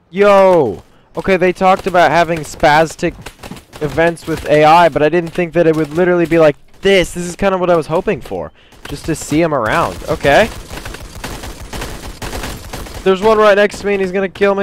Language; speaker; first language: English; native; English